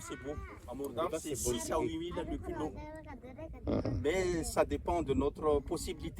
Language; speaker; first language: French; non-native, local second language; Malagasy